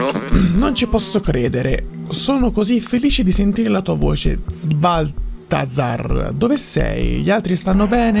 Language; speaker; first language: Italian; native; Italian